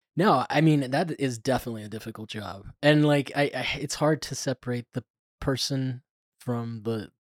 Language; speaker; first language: English; native; English